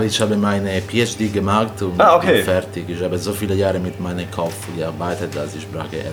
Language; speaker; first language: German; non-native, learner; Italian